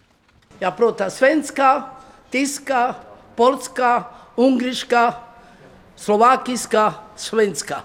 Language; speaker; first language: Swedish; non-native, learner; Romany